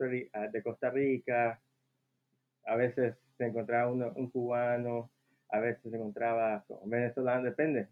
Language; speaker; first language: Spanish; early bilingual, heritage; Spanish